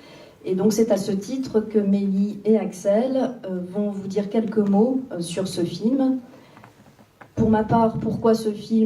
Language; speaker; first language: French; native; French